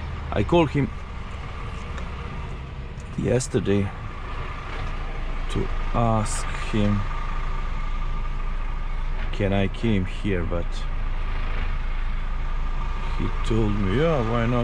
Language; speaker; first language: English; non-native, learner; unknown